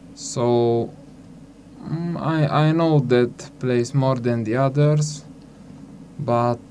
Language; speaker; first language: English; non-native, learner; Hungarian